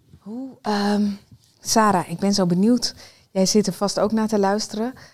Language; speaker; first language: Dutch; native; Dutch